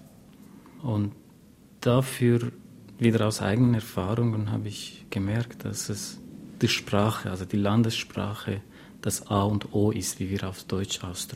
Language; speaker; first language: German; non-native, fluent; Kurdish